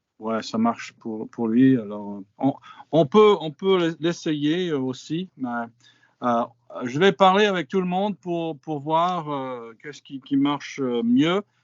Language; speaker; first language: French; non-native, fluent; English